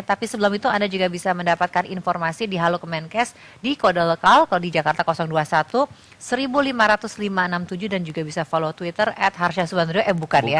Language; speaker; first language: Indonesian; native; Indonesian